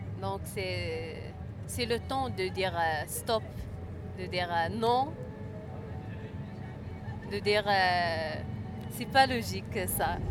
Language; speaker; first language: French; non-native, learner; Arabic